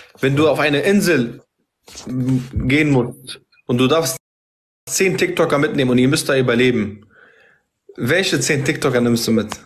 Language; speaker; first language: German; early bilingual, other home language; Arabic